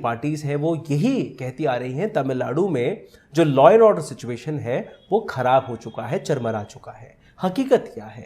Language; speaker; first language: Hindi; native; Hindi